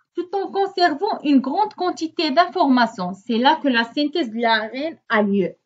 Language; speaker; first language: French; non-native, local second language; Arabic